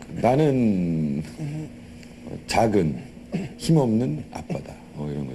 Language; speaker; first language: Korean; native; Korean